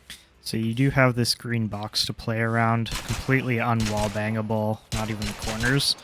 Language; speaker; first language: English; native; English